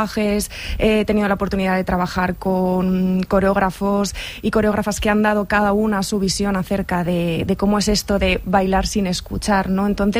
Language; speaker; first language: Spanish; native; Spanish